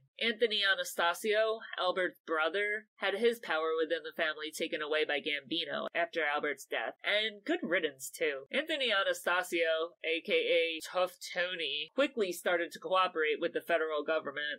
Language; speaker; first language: English; native; English